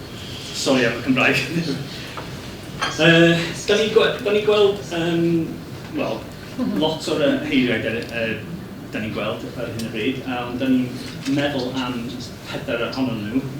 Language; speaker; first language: Welsh; non-native, learner; English